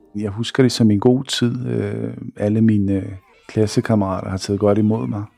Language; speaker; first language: Danish; early bilingual, other home language; Bosnian